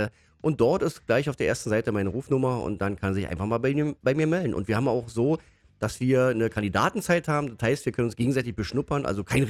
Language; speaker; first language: German; native; German